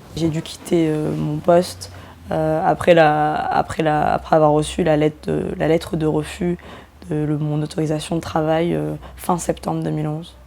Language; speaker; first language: French; non-native, local second language; Arabic